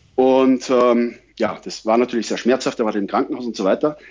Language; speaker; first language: German; native; German